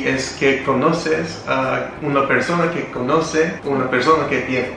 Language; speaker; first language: Spanish; non-native, learner; English